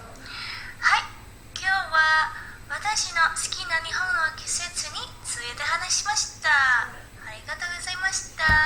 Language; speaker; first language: Japanese; non-native, learner; Indonesian